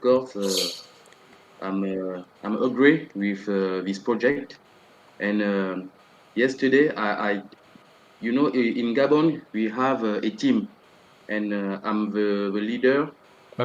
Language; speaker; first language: English; non-native, learner; French